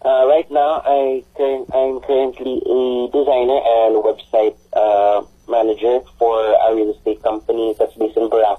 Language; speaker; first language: English; non-native, local second language; Aklanon